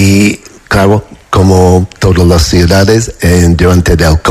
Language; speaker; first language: Spanish; non-native, fluent; English